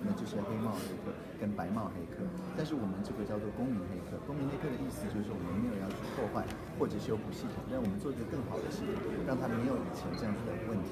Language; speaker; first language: Chinese; native; Chinese